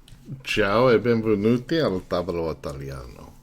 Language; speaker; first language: Italian; non-native, fluent; English